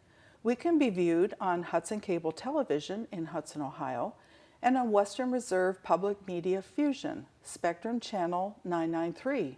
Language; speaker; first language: English; native; English